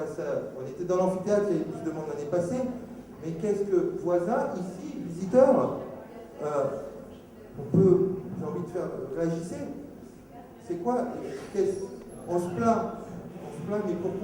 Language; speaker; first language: French; native; French